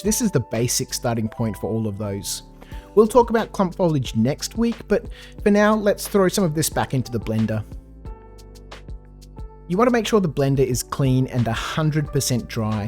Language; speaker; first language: English; native; English